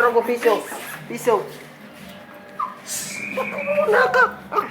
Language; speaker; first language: Filipino; non-native, local second language; Cebuano